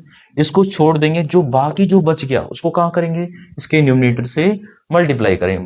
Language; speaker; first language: Hindi; native; Hindi